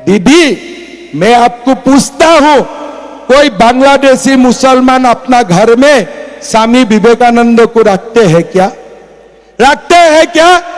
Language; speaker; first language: Hindi; non-native, local second language; Assamese